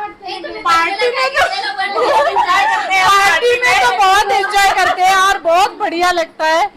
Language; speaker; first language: Hindi; non-native, local second language; Marathi